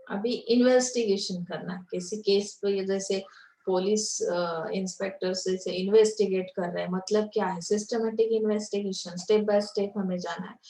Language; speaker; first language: Hindi; non-native, local second language; Marathi